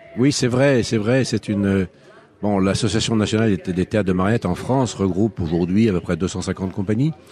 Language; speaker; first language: French; native; French